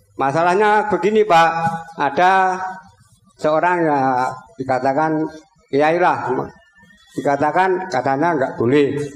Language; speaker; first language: Indonesian; non-native, local second language; Javanese